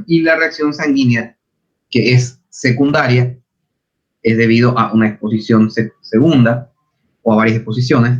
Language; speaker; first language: Spanish; native; Spanish